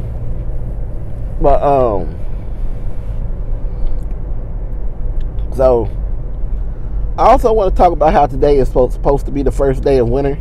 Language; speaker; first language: English; native; English